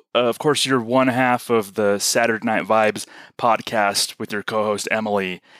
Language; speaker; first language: English; native; English